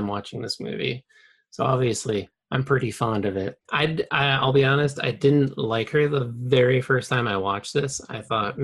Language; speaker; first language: English; native; English